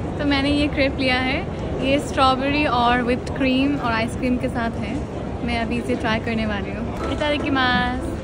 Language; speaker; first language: Hindi; non-native, local second language; Bangla